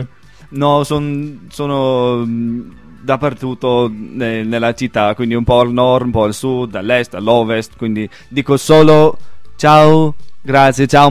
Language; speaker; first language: Italian; non-native, fluent; English